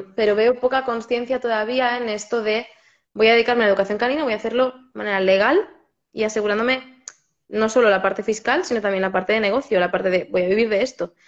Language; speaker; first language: Spanish; native; Spanish